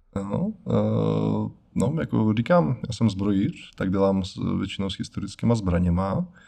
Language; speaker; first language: Czech; non-native, fluent; Russian